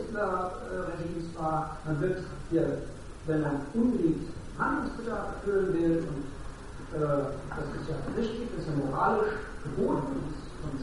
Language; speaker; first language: German; native; German